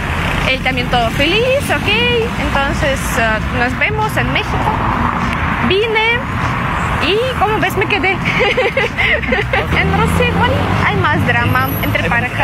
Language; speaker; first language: Spanish; non-native, fluent; Russian